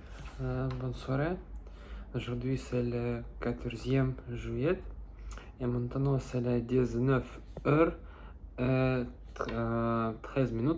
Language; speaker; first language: French; non-native, learner; Russian